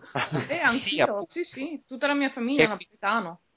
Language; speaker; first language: Italian; native; Italian